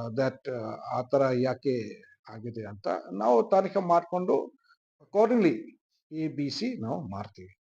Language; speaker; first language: Kannada; non-native, fluent; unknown